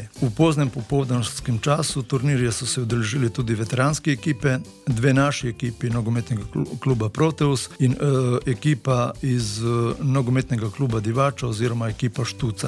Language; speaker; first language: Slovenian; native; Slovenian